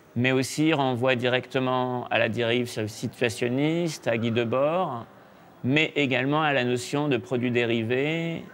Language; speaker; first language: French; native; French